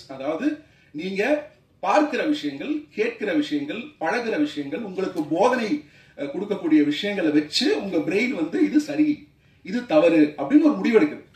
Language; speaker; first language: Tamil; native; Tamil